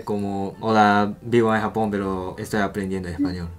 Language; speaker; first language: Spanish; non-native, learner; Japanese